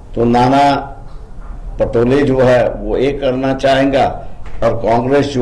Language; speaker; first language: Hindi; non-native, local second language; Marathi